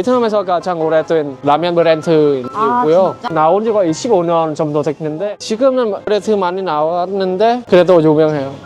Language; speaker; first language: Korean; non-native, learner; Vietnamese